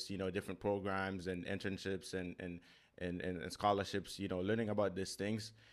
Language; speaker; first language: English; non-native, fluent; Haitian Creole